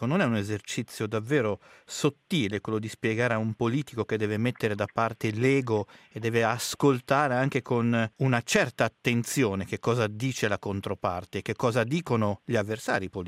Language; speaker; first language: Italian; native; Italian